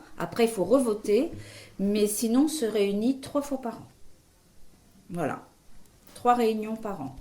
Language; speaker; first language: French; native; French